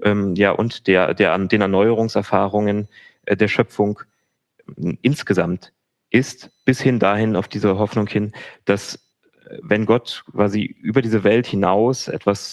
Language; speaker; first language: German; native; German